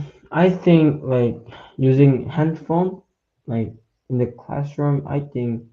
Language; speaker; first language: English; non-native, learner; Korean